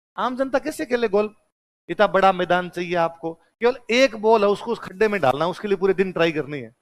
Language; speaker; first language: Hindi; native; Hindi